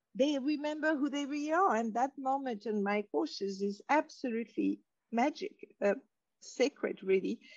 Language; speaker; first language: English; non-native, fluent; French